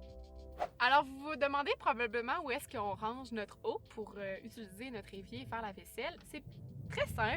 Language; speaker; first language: French; native; French